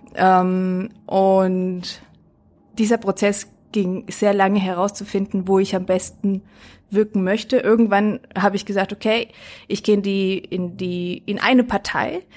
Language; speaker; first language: German; early bilingual, other home language; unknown